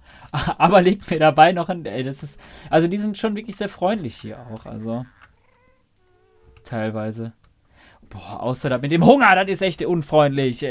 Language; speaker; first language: German; native; German